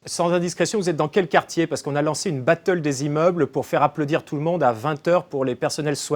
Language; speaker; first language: French; native; French